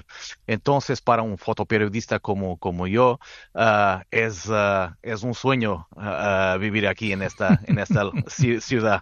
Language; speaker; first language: Spanish; non-native, fluent; Portuguese